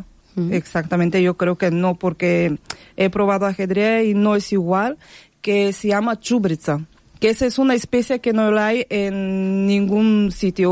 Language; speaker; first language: Spanish; non-native, fluent; Bulgarian